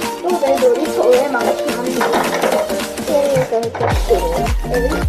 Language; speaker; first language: Korean; native; Korean